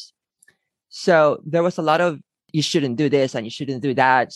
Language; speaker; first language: English; non-native, local second language; Filipino